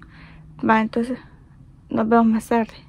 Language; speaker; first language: Spanish; native; Spanish